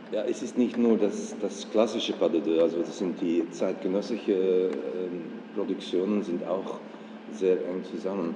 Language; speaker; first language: German; non-native, fluent; Dutch